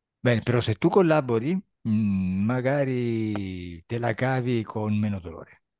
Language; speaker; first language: Italian; native; Italian